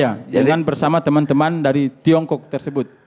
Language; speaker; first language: Indonesian; native; Indonesian